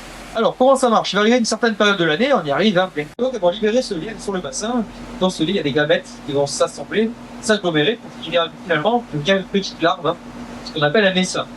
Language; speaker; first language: French; native; French